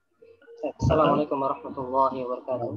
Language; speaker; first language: Arabic; non-native, fluent; Indonesian